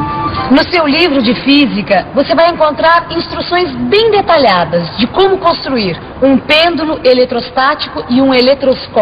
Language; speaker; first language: Portuguese; native; Portuguese